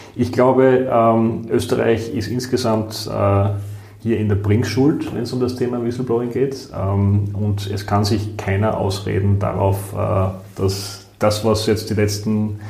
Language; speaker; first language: German; native; German